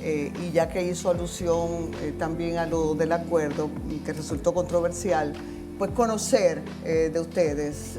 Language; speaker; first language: Spanish; native; Spanish